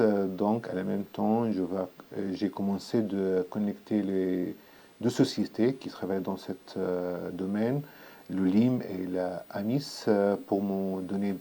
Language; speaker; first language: French; non-native, learner; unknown